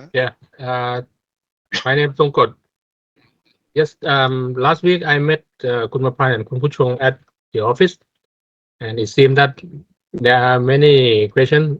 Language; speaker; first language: English; non-native, fluent; Thai